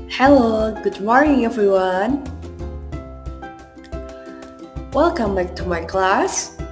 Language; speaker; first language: English; non-native, learner; Indonesian